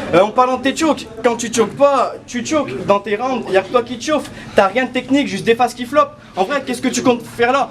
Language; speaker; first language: French; native; French